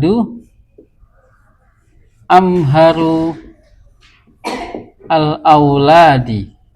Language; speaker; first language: Arabic; non-native, fluent; Indonesian